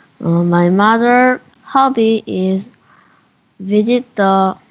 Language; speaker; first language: English; non-native, learner; Korean